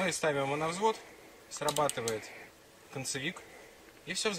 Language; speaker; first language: Russian; native; Russian